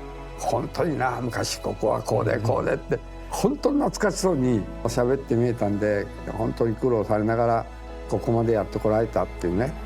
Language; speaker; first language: Japanese; native; Japanese